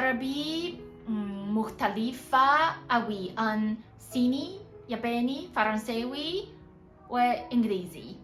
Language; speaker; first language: Arabic; non-native, learner; Chinese